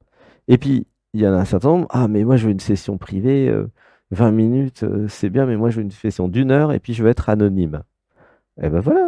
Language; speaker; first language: French; native; French